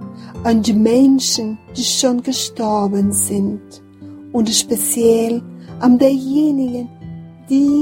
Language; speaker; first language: German; non-native, fluent; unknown